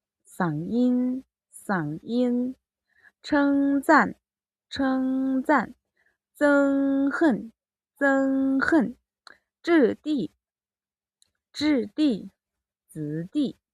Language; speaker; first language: Chinese; non-native, fluent; Mongolian